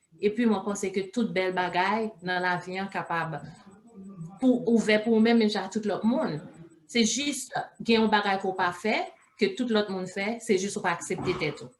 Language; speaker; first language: French; non-native, local second language; Haitian Creole